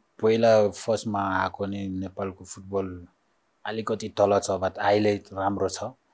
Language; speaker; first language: Nepali; non-native, learner; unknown